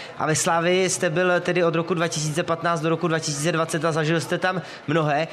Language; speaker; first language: Czech; native; Czech